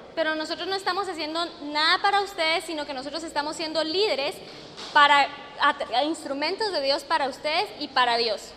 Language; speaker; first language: Spanish; non-native, fluent; English